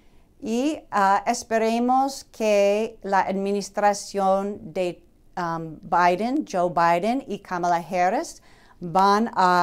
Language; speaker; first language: Spanish; non-native, fluent; English